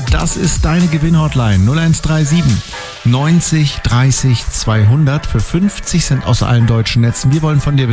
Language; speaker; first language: German; native; German